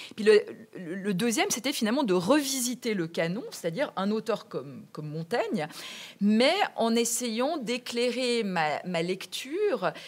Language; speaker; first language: French; native; French